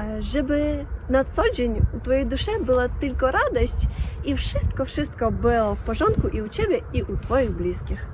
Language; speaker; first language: Polish; non-native, fluent; Russian